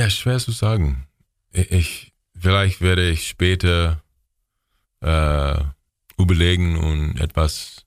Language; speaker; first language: German; non-native, learner; English